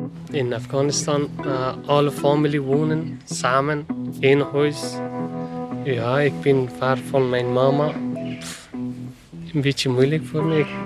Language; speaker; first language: Dutch; non-native, learner; Persian